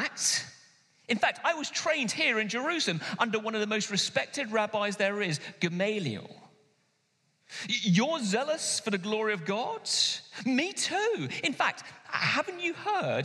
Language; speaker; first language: English; native; English